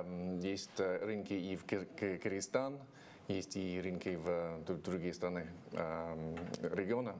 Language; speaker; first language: Russian; non-native, fluent; English